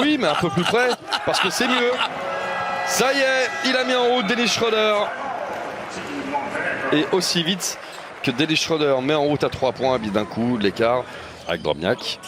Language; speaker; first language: French; native; French